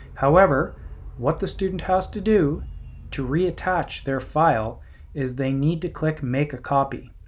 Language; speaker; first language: English; native; English